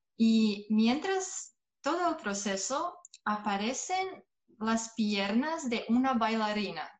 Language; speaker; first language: Spanish; non-native, fluent; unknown